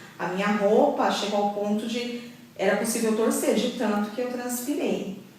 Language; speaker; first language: Portuguese; native; Portuguese